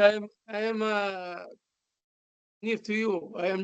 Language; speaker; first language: English; non-native, learner; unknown